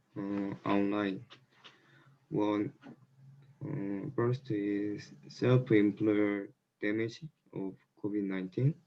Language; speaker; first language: English; non-native, learner; Korean